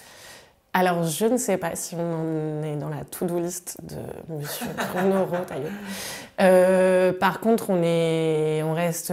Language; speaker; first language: French; native; French